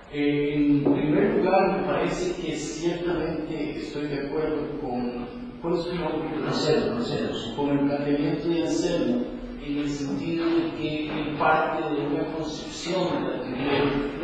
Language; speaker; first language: Spanish; non-native, fluent; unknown